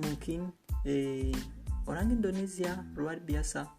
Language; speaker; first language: Indonesian; non-native, fluent; Kinyarwanda